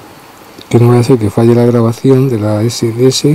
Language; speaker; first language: Spanish; native; Spanish